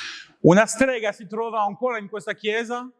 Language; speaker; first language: Italian; non-native, learner; French